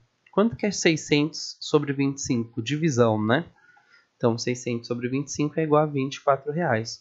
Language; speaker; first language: Portuguese; native; Portuguese